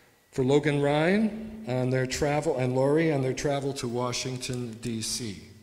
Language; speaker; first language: English; native; English